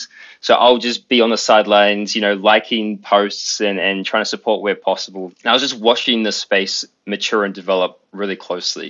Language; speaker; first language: English; native; English